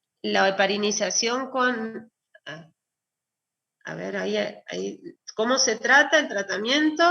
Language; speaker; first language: Spanish; native; Spanish